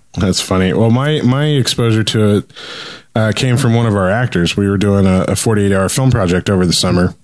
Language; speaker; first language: English; native; English